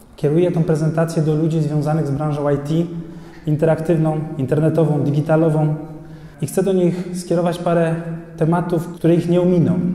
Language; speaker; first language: Polish; early bilingual, other home language; Albanian